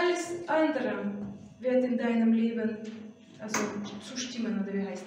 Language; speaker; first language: German; non-native, fluent; Russian